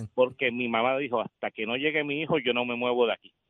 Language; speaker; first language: Spanish; native; Spanish